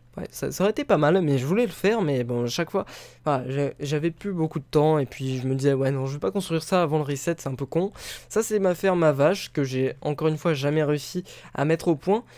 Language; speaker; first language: French; native; French